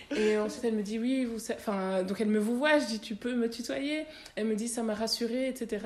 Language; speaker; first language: French; native; French